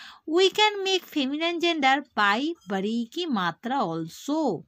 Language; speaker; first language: English; non-native, local second language; Bangla